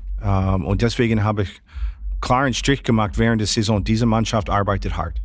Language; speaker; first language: German; non-native, fluent; English